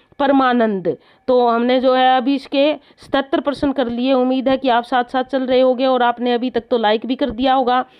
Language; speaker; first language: Hindi; native; Hindi